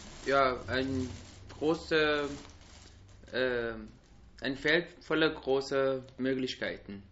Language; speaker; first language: German; non-native, learner; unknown